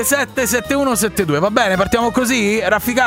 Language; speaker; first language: Italian; native; Italian